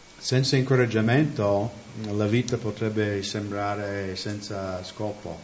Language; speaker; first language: Italian; non-native, fluent; English